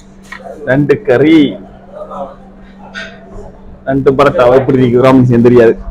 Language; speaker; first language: Tamil; native; Tamil